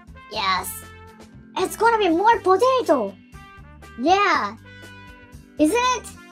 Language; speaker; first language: English; non-native, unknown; Japanese